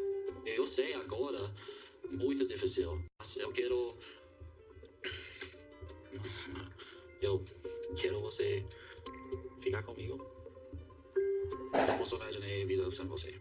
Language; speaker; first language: Portuguese; non-native, learner; English